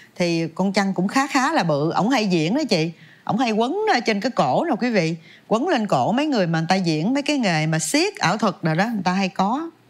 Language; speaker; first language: Vietnamese; native; Vietnamese